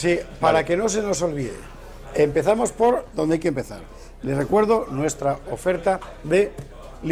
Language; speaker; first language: Spanish; native; Spanish